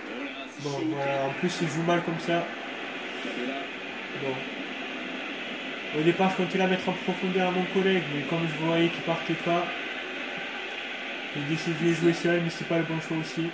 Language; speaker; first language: French; native; French